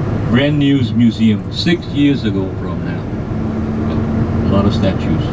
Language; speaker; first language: English; non-native, learner; Khmer